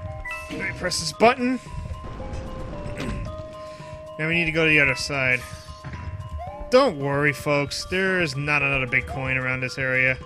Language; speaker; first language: English; native; English